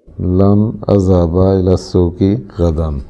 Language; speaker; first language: Arabic; non-native, learner; Urdu